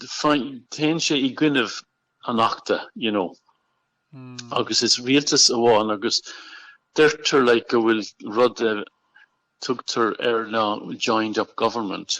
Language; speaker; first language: Irish; non-native, local second language; English